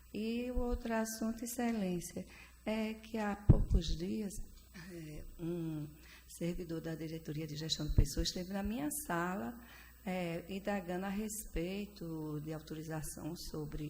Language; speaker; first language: Portuguese; native; Portuguese